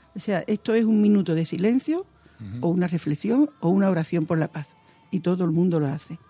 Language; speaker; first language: Spanish; native; Spanish